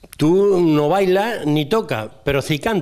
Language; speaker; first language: Spanish; native; Spanish